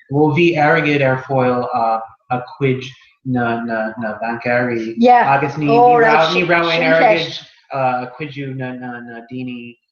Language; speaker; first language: Irish; non-native, learner; English